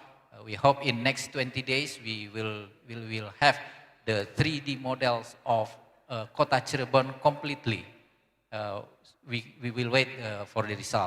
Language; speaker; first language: English; non-native, learner; Indonesian